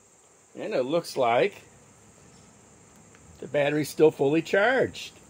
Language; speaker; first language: English; native; English